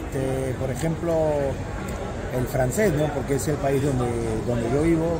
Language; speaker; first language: Portuguese; non-native, fluent; Spanish